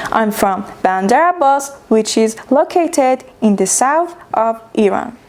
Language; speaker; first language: English; non-native, fluent; Persian